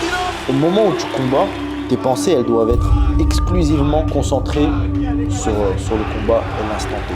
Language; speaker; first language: French; early bilingual, other home language; Chechen